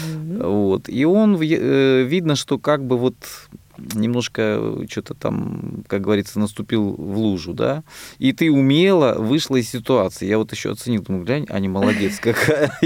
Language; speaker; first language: Russian; native; Russian